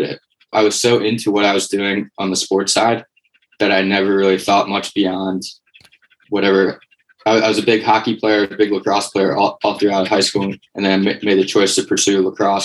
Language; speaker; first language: English; native; English